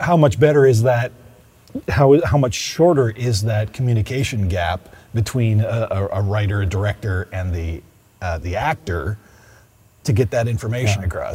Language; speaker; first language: English; native; English